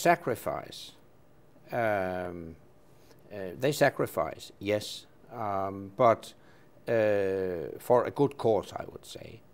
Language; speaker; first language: English; non-native, fluent; Danish